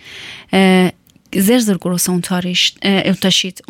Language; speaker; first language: German; non-native, learner; Persian